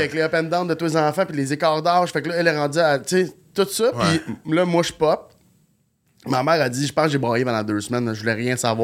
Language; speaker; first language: French; native; French